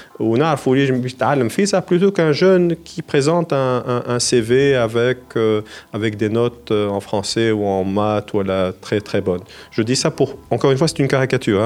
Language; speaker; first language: French; non-native, local second language; Arabic